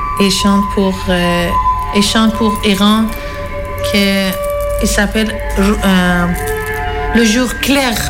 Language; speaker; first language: French; non-native, learner; Persian